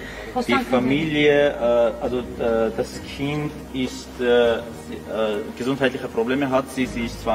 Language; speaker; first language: German; non-native, learner; Armenian